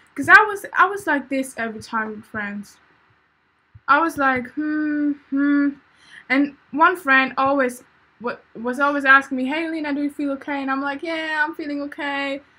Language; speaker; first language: English; non-native, fluent; German